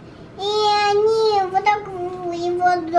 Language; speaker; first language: Russian; early bilingual, heritage; Russian